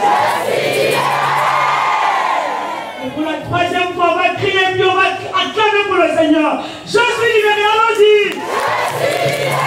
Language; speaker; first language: French; non-native, local second language; Lingala